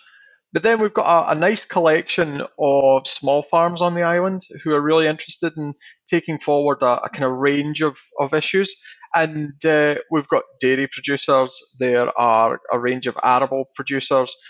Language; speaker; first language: English; native; English